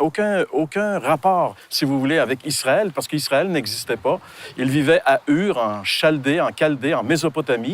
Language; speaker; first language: French; native; French